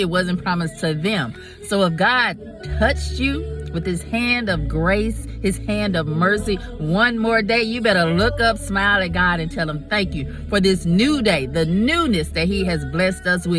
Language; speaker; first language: English; native; English